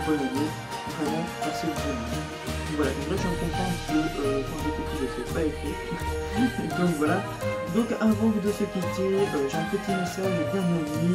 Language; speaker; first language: French; native; French